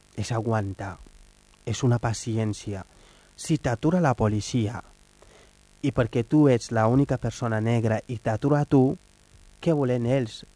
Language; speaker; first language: Catalan; non-native, fluent; Wolof